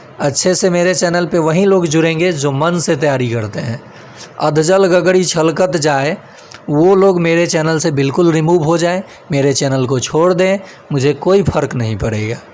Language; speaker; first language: Hindi; native; Hindi